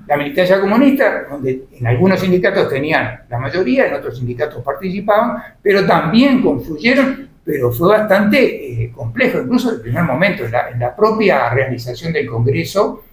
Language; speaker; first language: Spanish; native; Spanish